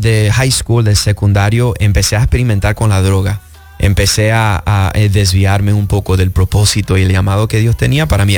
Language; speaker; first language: Spanish; early bilingual, heritage; Spanish